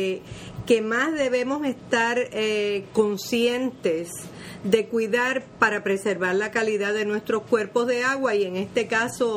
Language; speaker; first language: Spanish; native; Spanish